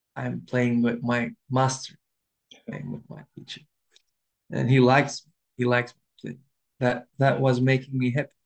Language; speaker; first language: English; non-native, learner; Turkish